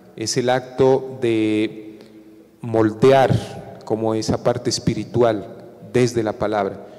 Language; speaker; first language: Spanish; non-native, local second language; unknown